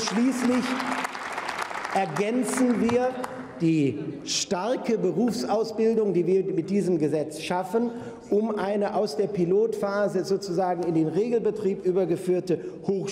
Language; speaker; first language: German; native; German